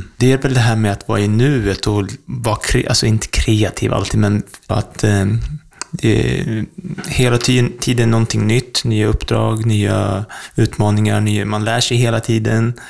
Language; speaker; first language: Swedish; native; Swedish